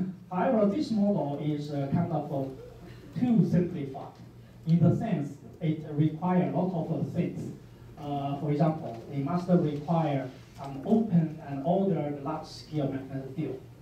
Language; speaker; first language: English; non-native, fluent; Chinese